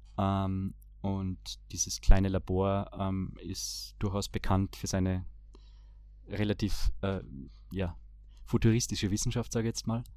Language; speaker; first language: German; early bilingual, other home language; Bosnian